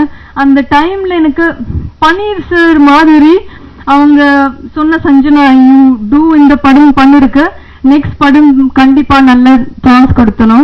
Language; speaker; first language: Tamil; non-native, learner; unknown